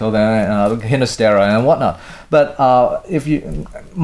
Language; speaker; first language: English; non-native, local second language; Cantonese